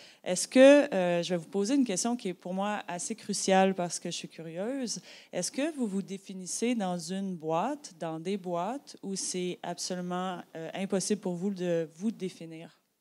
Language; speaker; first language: French; native; French